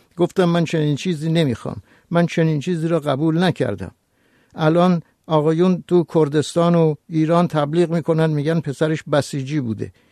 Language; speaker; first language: Persian; non-native, local second language; Kurdish